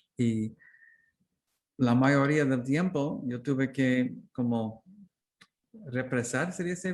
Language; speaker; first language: Spanish; non-native, learner; English